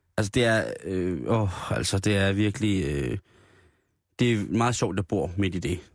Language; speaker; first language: Danish; native; Danish